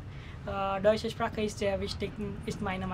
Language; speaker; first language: German; non-native, learner; Marathi